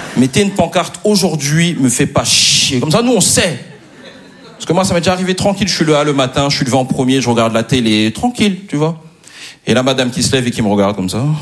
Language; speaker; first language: French; native; French